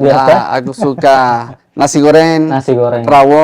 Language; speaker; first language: Indonesian; non-native, learner; Spanish